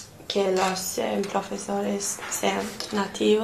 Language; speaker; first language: Spanish; non-native, fluent; English